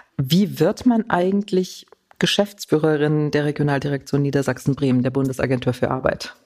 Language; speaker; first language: German; native; German